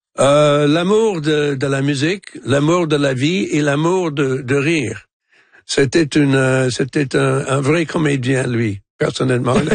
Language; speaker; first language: French; non-native, local second language; English